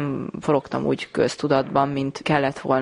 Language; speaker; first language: Hungarian; native; Hungarian